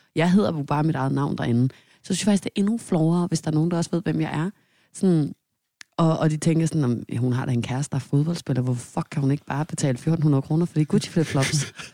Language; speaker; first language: Danish; native; Danish